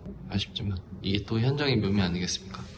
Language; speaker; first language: Korean; native; Korean